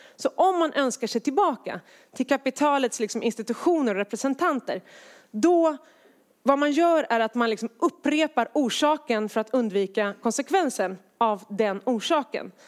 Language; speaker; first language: Swedish; native; Swedish